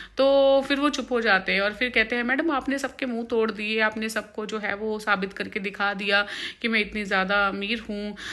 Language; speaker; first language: Hindi; non-native, local second language; Punjabi